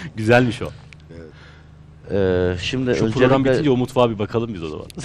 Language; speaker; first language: Turkish; native; Turkish